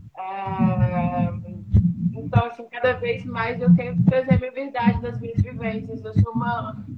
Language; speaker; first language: Portuguese; native; Portuguese